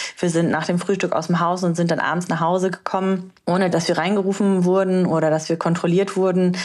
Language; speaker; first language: German; early bilingual, other home language; Romanian